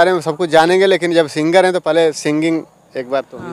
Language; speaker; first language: Hindi; native; Hindi